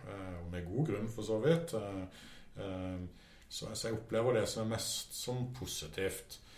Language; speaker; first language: Norwegian; native; Norwegian